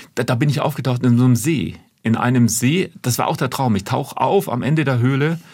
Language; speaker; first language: German; native; German